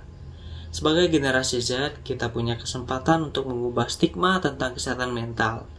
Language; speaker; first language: Indonesian; native; Indonesian